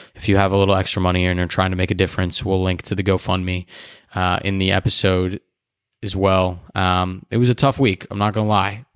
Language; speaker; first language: English; native; English